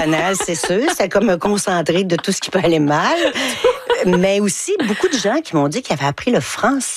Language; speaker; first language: French; native; French